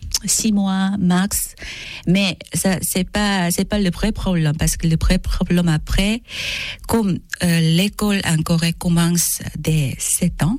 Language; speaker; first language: French; non-native, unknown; Korean